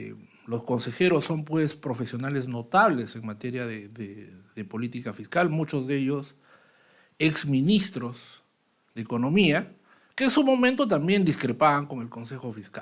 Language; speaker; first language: Spanish; native; Spanish